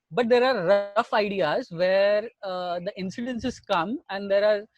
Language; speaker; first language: English; non-native, local second language; Marathi